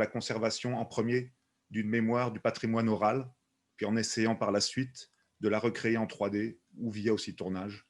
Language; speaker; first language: French; native; French